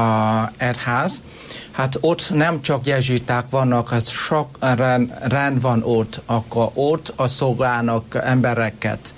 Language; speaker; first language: Hungarian; non-native, fluent; Vietnamese